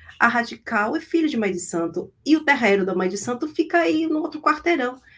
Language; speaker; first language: Portuguese; non-native, fluent; Spanish